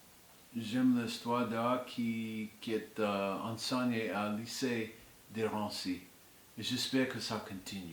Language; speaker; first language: French; non-native, learner; English